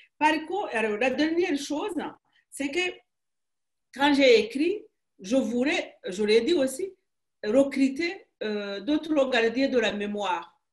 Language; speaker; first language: French; non-native, local second language; Kinyarwanda